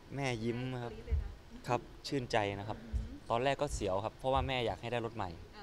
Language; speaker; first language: Thai; native; Thai